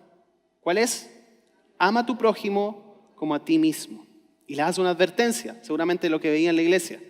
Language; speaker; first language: Spanish; native; Spanish